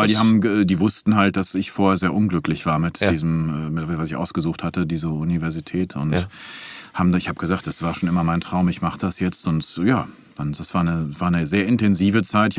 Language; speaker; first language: German; native; German